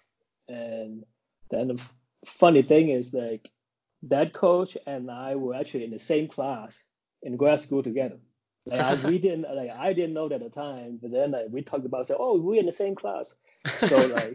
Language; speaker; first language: English; non-native, local second language; Cantonese